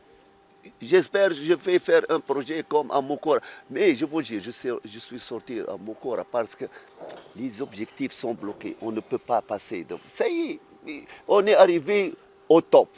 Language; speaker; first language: French; non-native, fluent; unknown